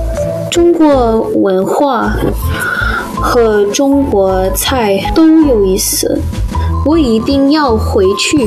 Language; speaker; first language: Chinese; non-native, learner; English